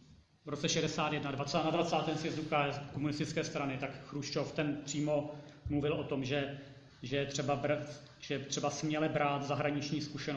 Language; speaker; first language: Czech; native; Czech